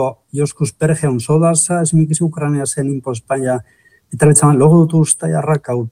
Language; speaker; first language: Finnish; non-native, fluent; Spanish